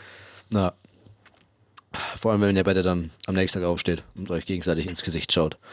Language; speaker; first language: German; native; German